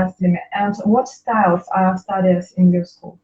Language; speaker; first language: English; non-native, learner; Russian